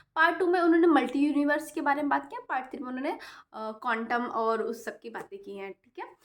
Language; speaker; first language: Hindi; native; Hindi